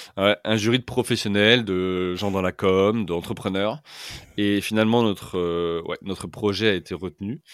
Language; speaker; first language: French; native; French